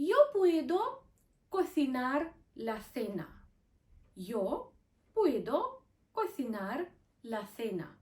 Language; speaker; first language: Spanish; non-native, fluent; Ukrainian